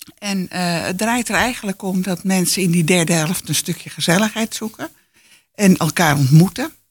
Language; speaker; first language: Dutch; native; Dutch